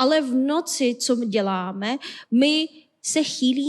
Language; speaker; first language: Czech; non-native, fluent; Korean